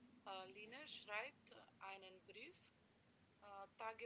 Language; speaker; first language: German; non-native, learner; Macedonian